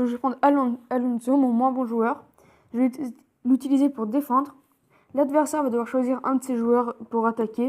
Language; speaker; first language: French; native; French